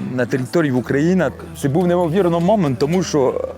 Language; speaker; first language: Ukrainian; non-native, fluent; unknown